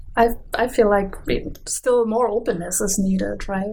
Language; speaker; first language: English; non-native, fluent; German